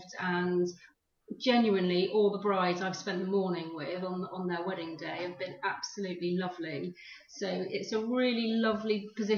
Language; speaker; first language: English; native; English